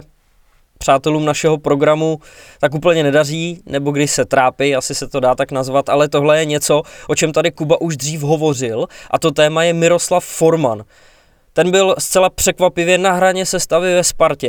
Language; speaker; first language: Czech; native; Czech